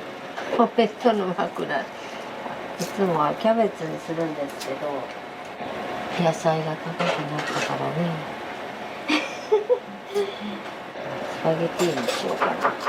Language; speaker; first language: Japanese; native; Japanese